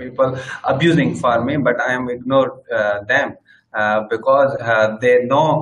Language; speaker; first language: English; non-native, learner; Sindhi